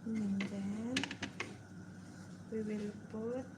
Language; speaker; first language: English; non-native, learner; Bikol